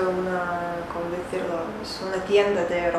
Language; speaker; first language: Spanish; non-native, learner; Russian